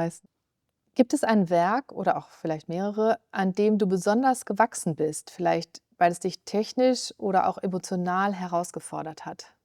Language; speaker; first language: German; native; German